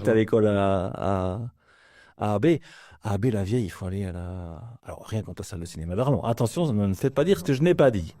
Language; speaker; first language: French; native; French